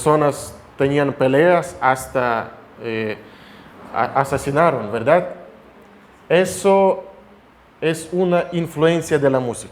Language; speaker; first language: Spanish; non-native, fluent; Russian